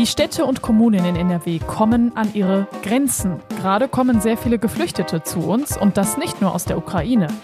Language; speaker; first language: German; native; German